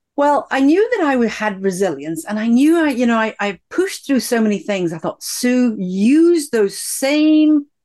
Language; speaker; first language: English; native; English